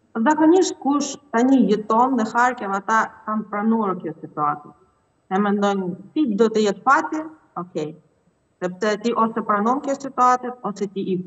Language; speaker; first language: Albanian; non-native, learner; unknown